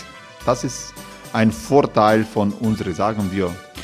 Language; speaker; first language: German; non-native, fluent; Croatian